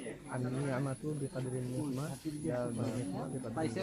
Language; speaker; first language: Arabic; non-native, fluent; Rohingya